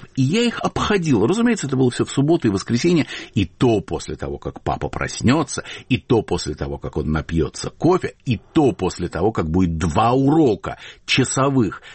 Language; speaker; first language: Russian; native; Russian